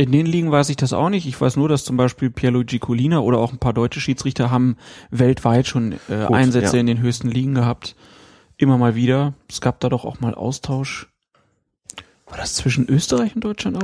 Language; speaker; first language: German; native; German